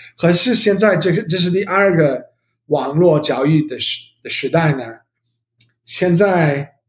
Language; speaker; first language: Chinese; non-native, learner; English